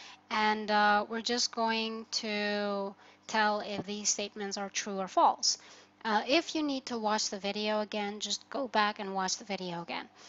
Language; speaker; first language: English; non-native, fluent; Albanian